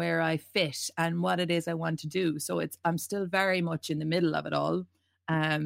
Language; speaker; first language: English; native; English